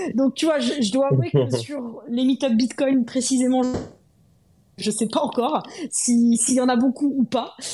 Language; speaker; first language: French; native; French